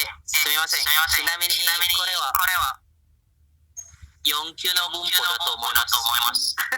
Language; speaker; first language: Japanese; non-native, learner; Indonesian